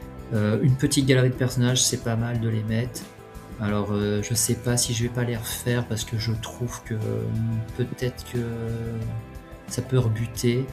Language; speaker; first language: French; native; French